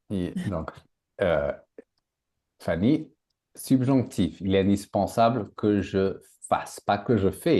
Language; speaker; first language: French; native; French